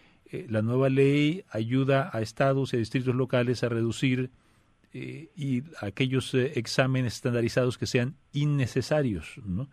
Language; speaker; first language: Spanish; native; Spanish